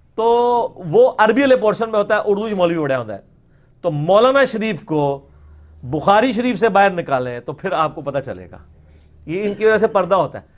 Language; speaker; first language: Urdu; non-native, local second language; Punjabi